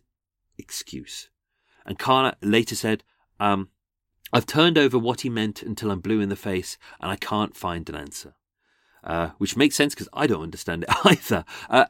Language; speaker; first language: English; native; English